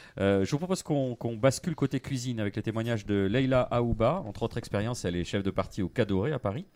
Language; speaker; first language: French; native; French